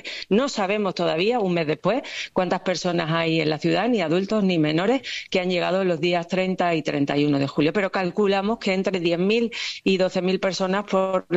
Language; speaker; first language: Spanish; native; Spanish